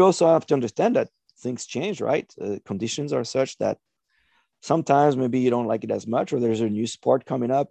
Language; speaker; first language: English; non-native, fluent; French